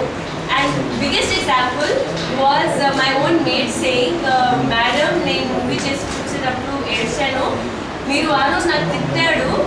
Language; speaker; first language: Telugu; non-native, local second language; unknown